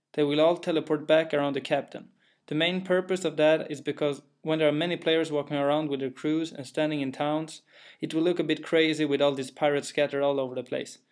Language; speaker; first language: English; non-native, fluent; Swedish